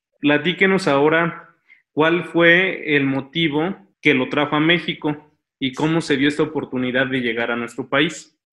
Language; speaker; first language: Spanish; native; Spanish